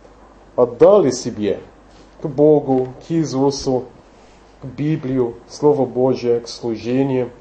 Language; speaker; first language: Russian; non-native, fluent; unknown